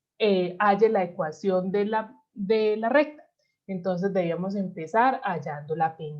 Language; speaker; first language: Spanish; native; Spanish